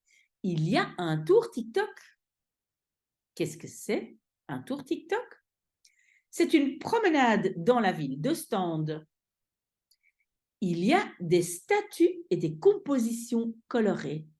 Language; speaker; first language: French; non-native, fluent; Dutch